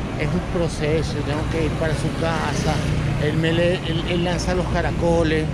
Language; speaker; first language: Spanish; native; Spanish